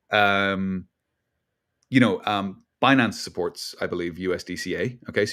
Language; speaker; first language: English; native; English